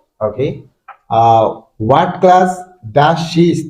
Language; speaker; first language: English; non-native, fluent; Bangla